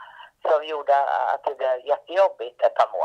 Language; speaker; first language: Swedish; native; Swedish